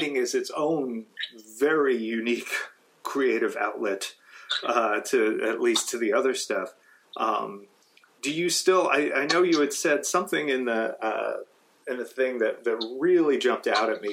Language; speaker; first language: English; native; English